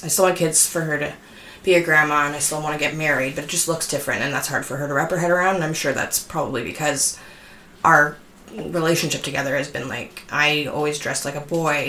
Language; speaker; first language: English; native; English